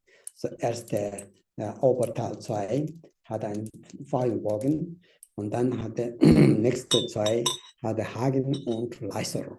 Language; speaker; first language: German; non-native, learner; Tibetan